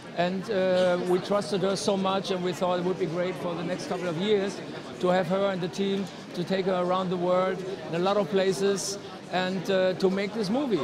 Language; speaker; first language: English; non-native, fluent; German